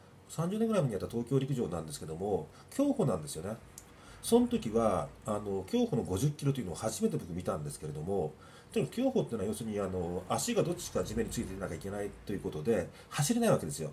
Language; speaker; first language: Japanese; native; Japanese